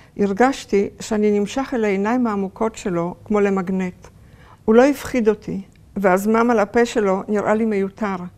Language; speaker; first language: Hebrew; early bilingual, other home language; Polish